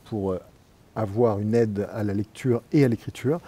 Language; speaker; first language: French; native; French